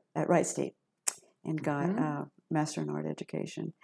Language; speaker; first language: English; native; English